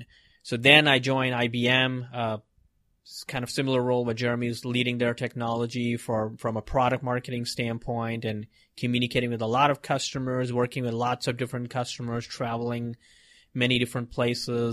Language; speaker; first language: English; non-native, local second language; Hindi